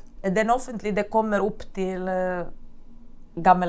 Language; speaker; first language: Norwegian; non-native, fluent; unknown